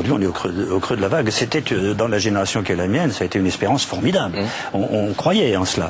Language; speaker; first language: French; native; French